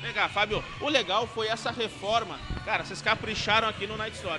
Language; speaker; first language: Portuguese; native; Portuguese